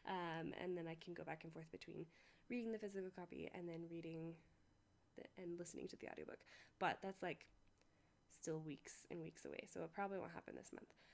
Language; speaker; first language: English; native; English